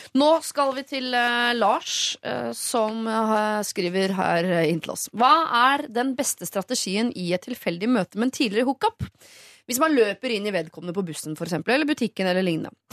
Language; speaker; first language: Norwegian; native; Norwegian